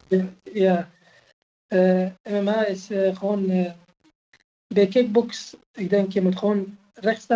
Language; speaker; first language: Dutch; non-native, fluent; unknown